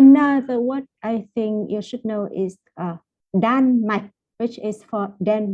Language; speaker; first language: English; non-native, fluent; Vietnamese